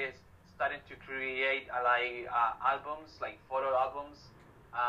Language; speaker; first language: English; non-native, fluent; Spanish